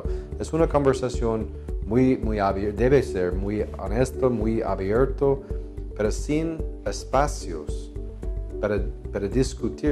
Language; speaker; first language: Spanish; non-native, fluent; English